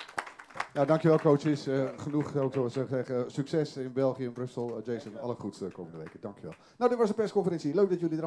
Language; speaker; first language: Dutch; native; Dutch